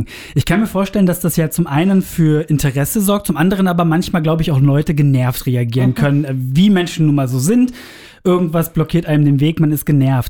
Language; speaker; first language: German; native; German